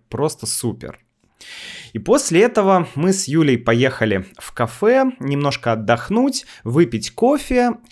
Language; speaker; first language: Russian; native; Russian